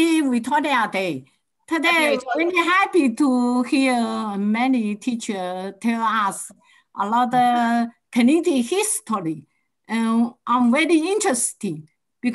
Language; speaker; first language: English; non-native, learner; Chinese